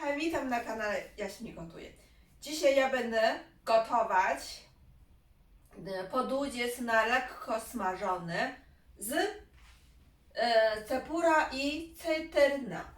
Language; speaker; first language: Polish; non-native, learner; Chinese